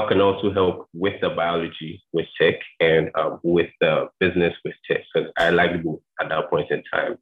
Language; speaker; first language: English; non-native, local second language; Akan